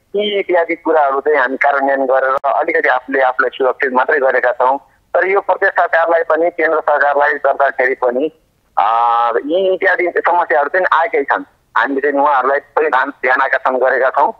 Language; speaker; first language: Nepali; non-native, local second language; Maithili